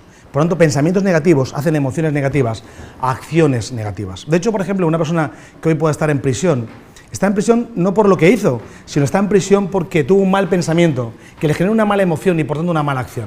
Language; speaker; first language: Spanish; native; Spanish